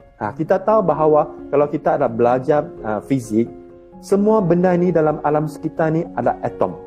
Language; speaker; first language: Malay; non-native, local second language; Chinese